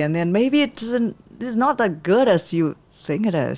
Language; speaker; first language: English; non-native, fluent; Vietnamese